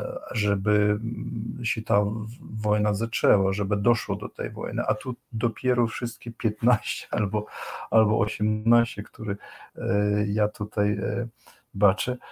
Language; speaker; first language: Polish; non-native, fluent; Ukrainian